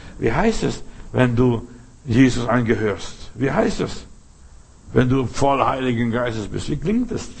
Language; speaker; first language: German; early bilingual, other home language; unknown